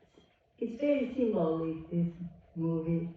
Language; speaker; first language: English; non-native, learner; Portuguese